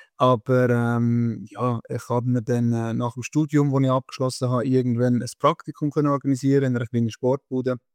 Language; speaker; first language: German; early bilingual, other home language; Croatian